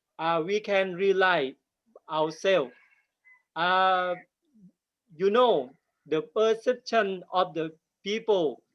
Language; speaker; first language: English; non-native, learner; Thai